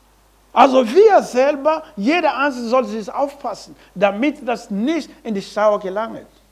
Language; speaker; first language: German; non-native, learner; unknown